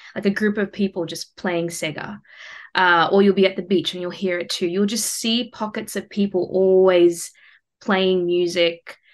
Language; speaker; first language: English; early bilingual, other home language; Morisyen